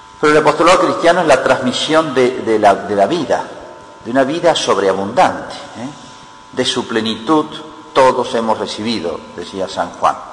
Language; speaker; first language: Spanish; native; Spanish